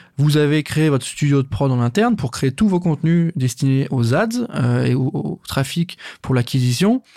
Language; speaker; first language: French; native; French